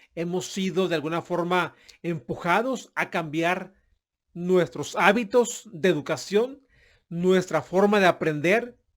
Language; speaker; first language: Spanish; native; Spanish